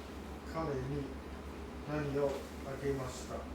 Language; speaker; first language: Japanese; non-native, learner; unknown